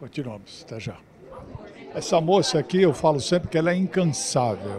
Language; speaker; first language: Portuguese; native; Portuguese